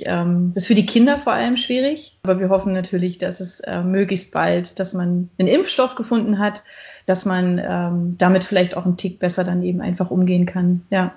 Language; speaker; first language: German; native; German